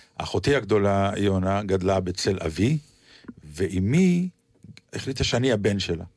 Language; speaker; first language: Hebrew; native; Hebrew